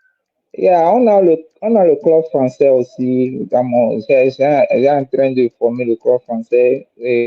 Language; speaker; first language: French; non-native, fluent; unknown